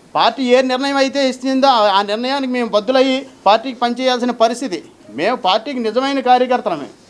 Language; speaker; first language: Telugu; native; Telugu